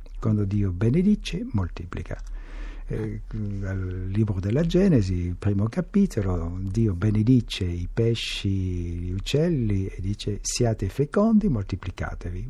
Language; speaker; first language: Italian; non-native, fluent; French